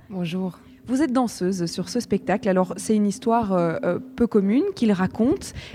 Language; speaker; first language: French; native; French